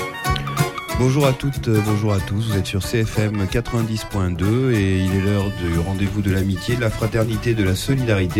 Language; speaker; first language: French; native; French